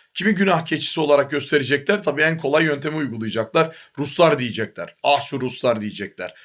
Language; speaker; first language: Turkish; native; Turkish